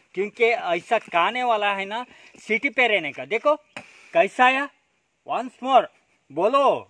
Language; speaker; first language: Hindi; non-native, local second language; Kannada